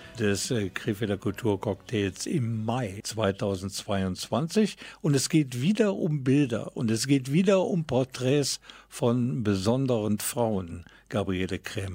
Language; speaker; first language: German; native; German